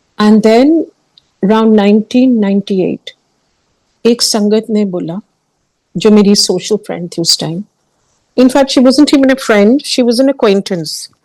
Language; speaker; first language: Hindi; early bilingual, heritage; Hindi